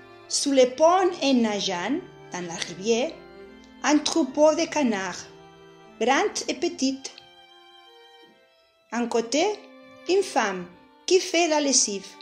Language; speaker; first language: French; non-native, learner; Catalan